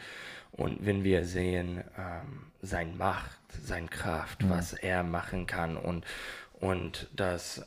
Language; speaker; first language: German; non-native, learner; English